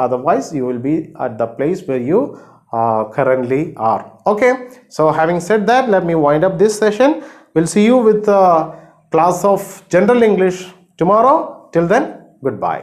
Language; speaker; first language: English; non-native, local second language; Malayalam